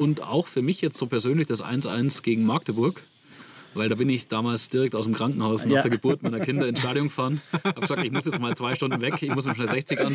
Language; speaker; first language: German; native; German